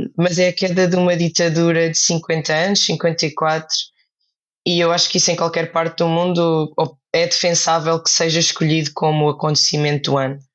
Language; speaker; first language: Portuguese; native; Portuguese